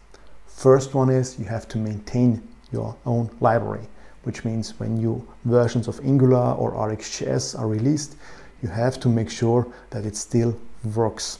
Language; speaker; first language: English; non-native, fluent; German